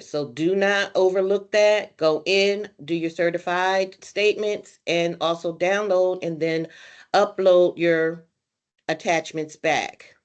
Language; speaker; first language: English; native; English